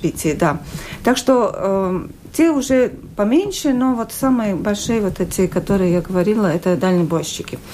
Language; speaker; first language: Russian; non-native, local second language; Latvian